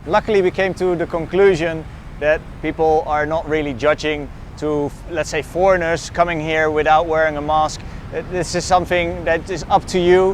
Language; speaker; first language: English; non-native, fluent; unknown